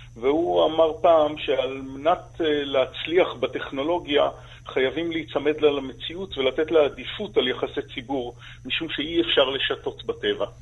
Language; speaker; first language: Hebrew; native; Hebrew